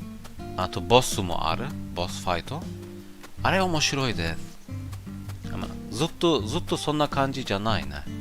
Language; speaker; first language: Japanese; non-native, learner; German